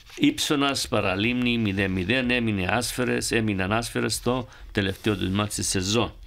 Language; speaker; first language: Greek; native; Greek